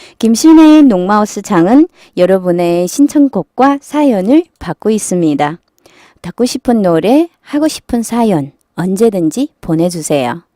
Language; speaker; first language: Korean; non-native, fluent; Chinese